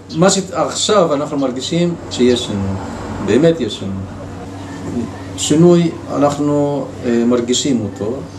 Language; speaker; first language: Hebrew; non-native, local second language; Arabic